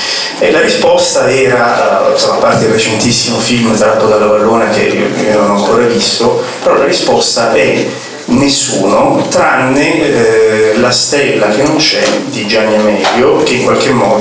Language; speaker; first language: Italian; native; Italian